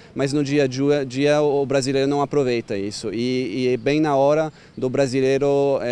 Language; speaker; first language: Portuguese; non-native, fluent; French